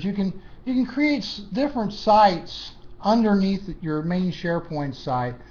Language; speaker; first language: English; native; English